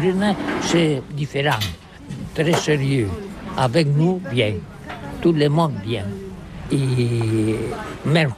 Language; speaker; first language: French; non-native, learner; Catalan